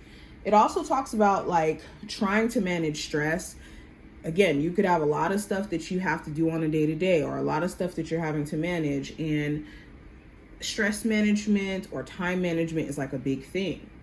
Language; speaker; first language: English; native; English